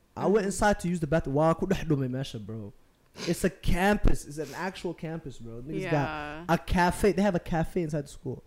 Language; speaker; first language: English; native; English